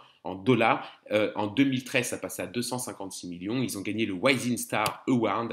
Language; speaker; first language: French; native; French